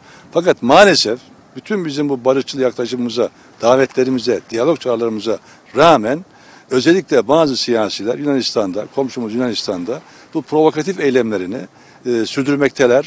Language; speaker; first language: Turkish; native; Turkish